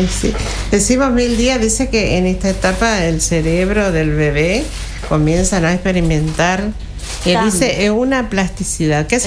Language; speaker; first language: Spanish; native; Spanish